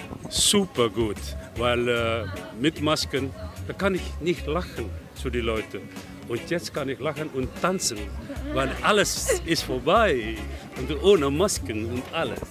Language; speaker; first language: German; non-native, learner; Dutch